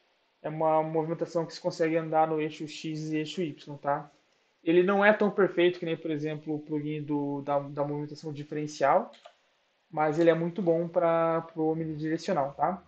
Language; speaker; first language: Portuguese; native; Portuguese